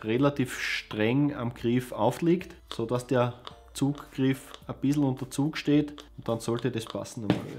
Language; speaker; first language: German; native; German